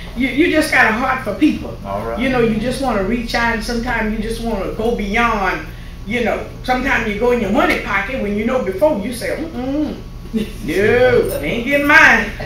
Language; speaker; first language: English; native; English